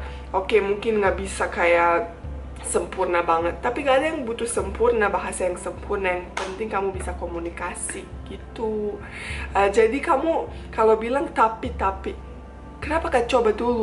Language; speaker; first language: Indonesian; non-native, fluent; Bosnian